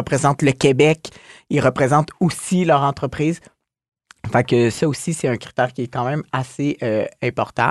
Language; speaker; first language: French; native; French